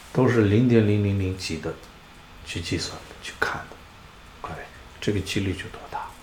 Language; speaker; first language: Chinese; non-native, local second language; Tibetan